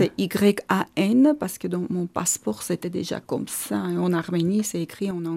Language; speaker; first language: French; non-native, learner; Armenian